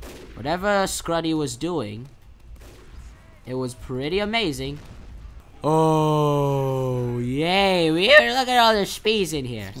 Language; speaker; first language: English; native; English